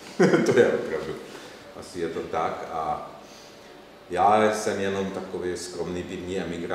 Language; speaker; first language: Czech; non-native, fluent; Hungarian